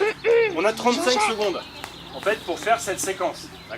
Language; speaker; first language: French; native; French